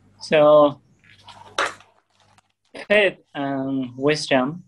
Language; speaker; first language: English; non-native, learner; Burmese